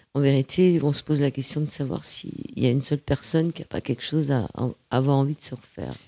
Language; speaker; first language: French; native; French